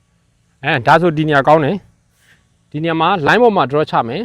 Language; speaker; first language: Burmese; native; Burmese